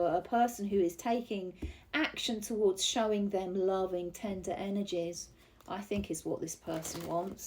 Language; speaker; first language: English; native; English